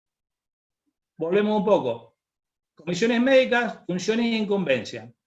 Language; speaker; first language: Spanish; native; Spanish